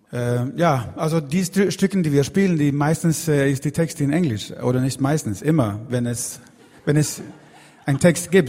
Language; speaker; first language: German; non-native, fluent; Swedish